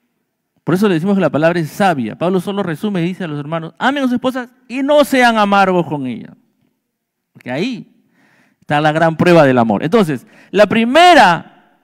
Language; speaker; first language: Spanish; native; Spanish